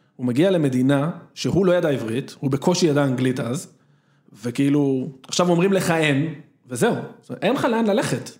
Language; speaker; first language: Hebrew; native; Hebrew